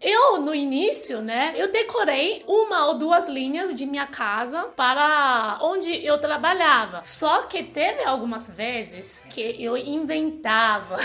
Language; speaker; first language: Portuguese; non-native, fluent; Chinese